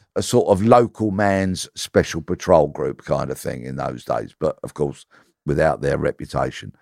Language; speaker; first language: English; native; English